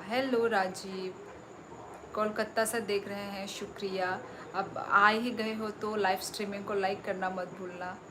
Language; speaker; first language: Hindi; non-native, local second language; Kok Borok